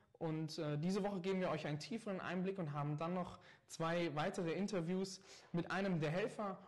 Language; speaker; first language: German; native; German